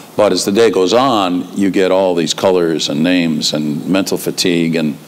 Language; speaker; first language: English; native; English